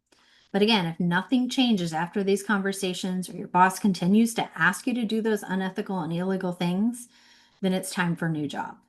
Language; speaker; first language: English; native; English